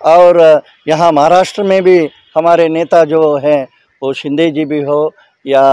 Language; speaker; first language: Hindi; non-native, local second language; Kannada